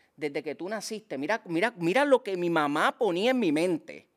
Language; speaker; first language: Spanish; native; Spanish